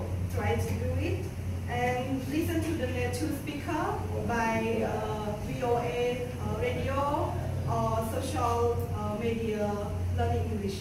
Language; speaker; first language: English; non-native, learner; Khmer